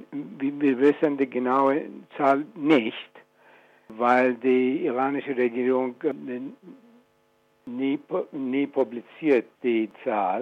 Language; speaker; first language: German; non-native, fluent; Persian